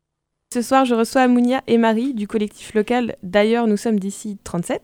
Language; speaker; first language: French; native; French